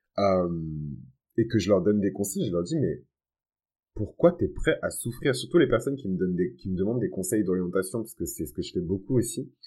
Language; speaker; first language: French; early bilingual, other home language; Fon